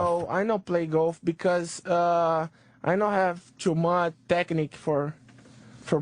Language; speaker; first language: English; non-native, learner; Portuguese